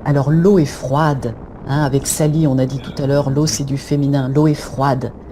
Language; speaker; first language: French; native; French